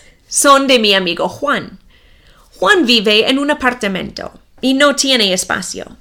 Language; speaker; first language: Spanish; non-native, fluent; English